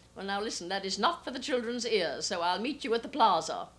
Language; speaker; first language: English; native; English